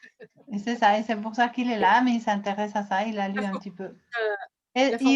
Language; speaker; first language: French; non-native, fluent; Spanish